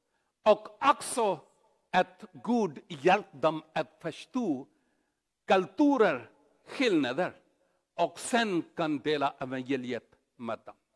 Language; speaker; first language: Swedish; non-native, learner; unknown